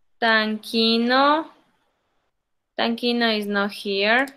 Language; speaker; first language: English; non-native, learner; Spanish